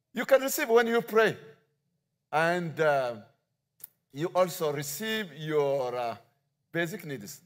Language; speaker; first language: English; non-native, learner; Amharic